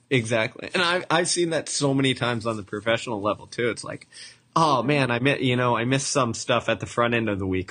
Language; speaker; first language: English; native; English